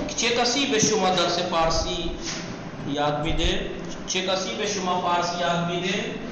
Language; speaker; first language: Persian; non-native, fluent; Urdu